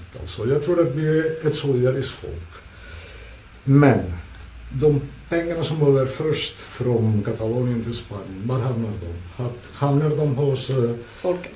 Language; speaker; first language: Swedish; non-native, fluent; Catalan